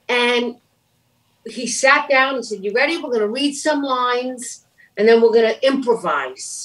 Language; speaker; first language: English; native; English